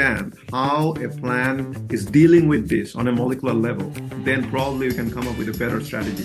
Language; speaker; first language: English; non-native, local second language; Bangla